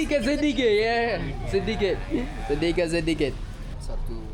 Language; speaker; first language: Indonesian; non-native, learner; English